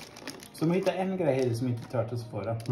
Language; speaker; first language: Swedish; native; Swedish